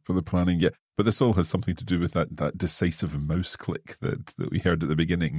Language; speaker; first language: English; native; English